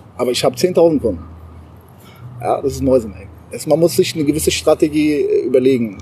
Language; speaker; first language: German; early bilingual, other home language; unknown